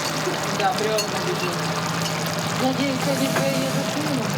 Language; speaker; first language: Russian; native; Russian